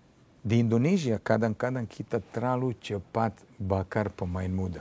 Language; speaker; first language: Indonesian; non-native, fluent; Serbian